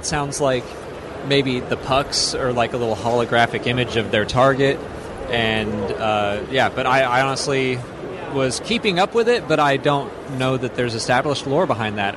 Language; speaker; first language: English; native; English